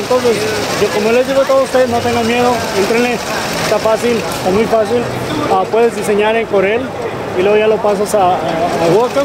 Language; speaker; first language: Spanish; early bilingual, heritage; Spanish